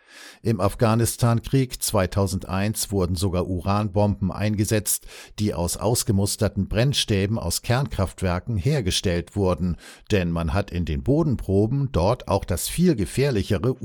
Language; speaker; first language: German; native; German